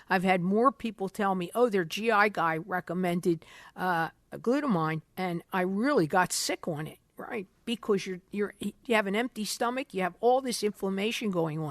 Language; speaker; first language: English; native; English